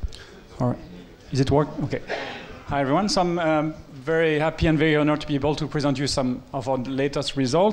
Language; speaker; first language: English; non-native, fluent; French